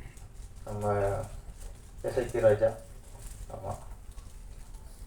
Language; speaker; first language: Tamil; native; Tamil